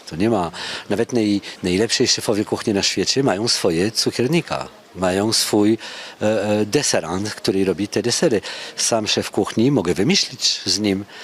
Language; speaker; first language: Polish; non-native, fluent; French